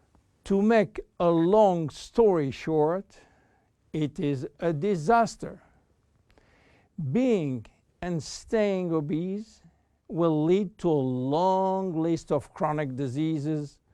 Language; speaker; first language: English; non-native, fluent; French